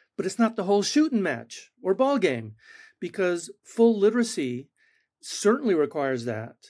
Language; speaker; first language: English; non-native, fluent; Spanish